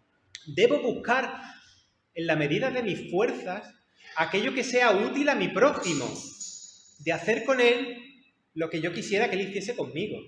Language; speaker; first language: Spanish; native; Spanish